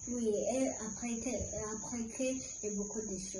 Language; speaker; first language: French; early bilingual, other home language; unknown